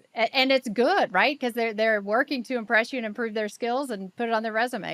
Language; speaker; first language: English; native; English